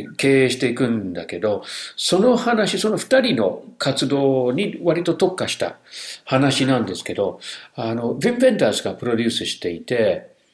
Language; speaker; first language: Japanese; non-native, fluent; English